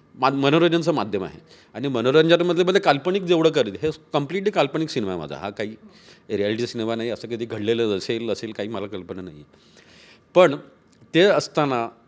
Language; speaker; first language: Marathi; native; Marathi